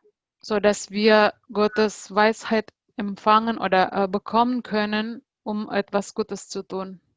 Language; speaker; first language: German; non-native, fluent; Indonesian